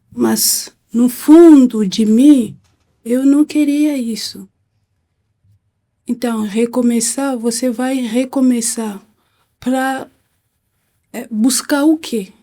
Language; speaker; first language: Portuguese; non-native, fluent; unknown